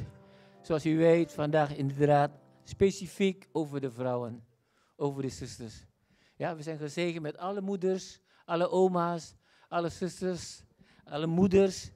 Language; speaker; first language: Dutch; non-native, fluent; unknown